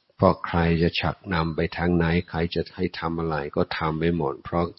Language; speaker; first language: Thai; non-native, fluent; English